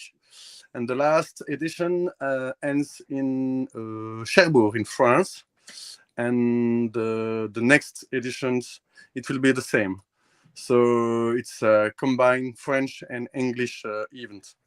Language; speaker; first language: English; non-native, learner; French